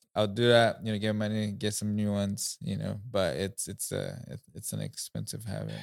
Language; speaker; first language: English; non-native, local second language; Kinyarwanda